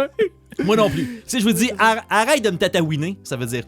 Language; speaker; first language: French; native; French